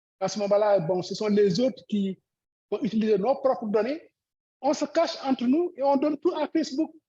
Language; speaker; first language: French; non-native, local second language; Wolof